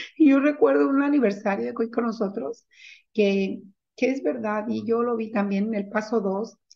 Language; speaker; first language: Spanish; native; Spanish